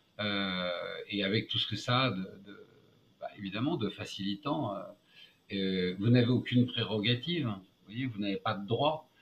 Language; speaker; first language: French; native; French